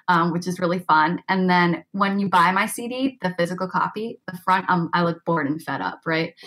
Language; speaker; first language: English; native; English